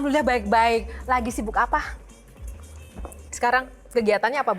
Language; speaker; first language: Indonesian; native; Indonesian